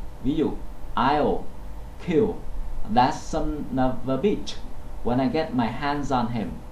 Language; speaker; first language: English; non-native, fluent; Vietnamese